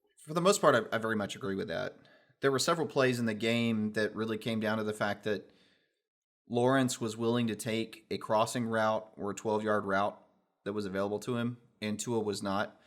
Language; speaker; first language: English; native; English